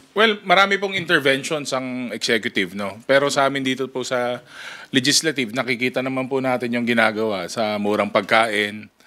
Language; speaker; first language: Filipino; native; Filipino